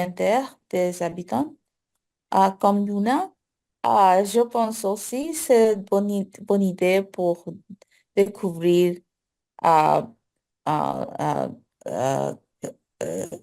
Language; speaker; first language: French; non-native, learner; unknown